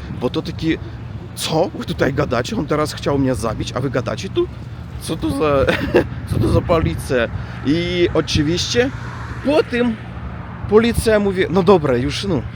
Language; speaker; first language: Polish; non-native, learner; Russian